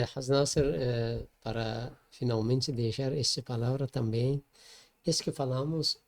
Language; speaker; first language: Portuguese; non-native, learner; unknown